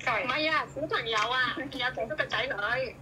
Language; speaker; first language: Cantonese; native; Cantonese